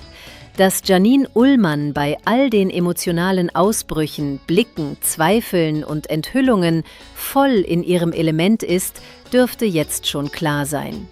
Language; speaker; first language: German; native; German